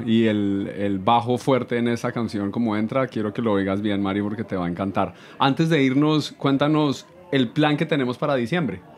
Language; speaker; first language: Spanish; native; Spanish